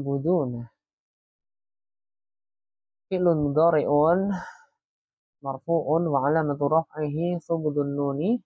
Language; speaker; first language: Arabic; non-native, fluent; Indonesian